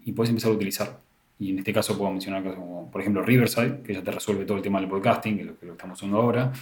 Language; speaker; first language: Spanish; native; Spanish